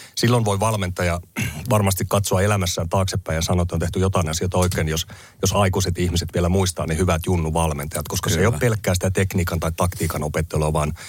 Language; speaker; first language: Finnish; native; Finnish